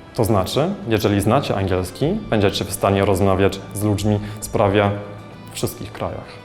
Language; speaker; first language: Polish; non-native, fluent; English